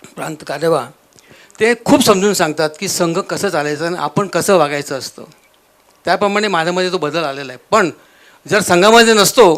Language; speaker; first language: Marathi; non-native, local second language; Marwari